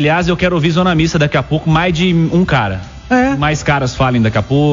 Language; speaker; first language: Portuguese; native; Portuguese